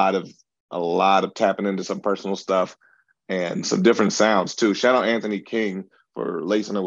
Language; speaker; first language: English; native; English